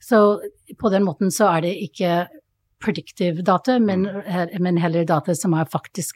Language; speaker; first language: Norwegian; non-native, fluent; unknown